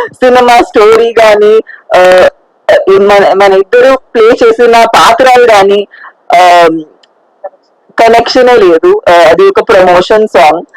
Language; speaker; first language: Telugu; non-native, fluent; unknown